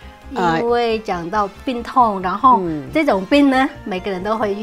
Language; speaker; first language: Chinese; non-native, local second language; Vietnamese